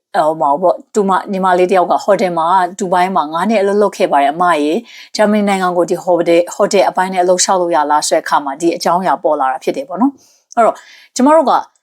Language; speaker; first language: Burmese; native; Burmese